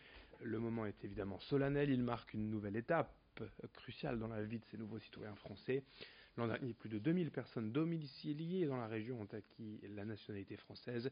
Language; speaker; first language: French; native; French